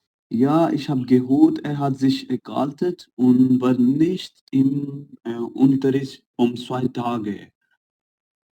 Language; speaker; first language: German; non-native, learner; Urdu